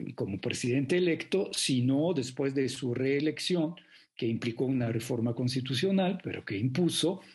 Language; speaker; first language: Spanish; non-native, fluent; French